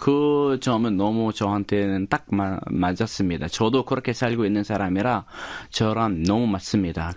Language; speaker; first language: Korean; non-native, fluent; Arabic